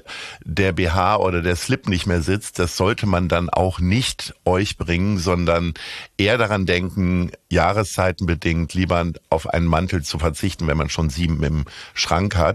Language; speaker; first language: German; native; German